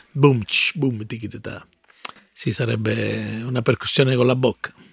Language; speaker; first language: Italian; native; Italian